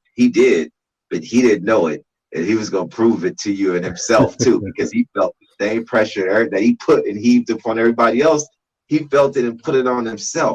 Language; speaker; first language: English; native; English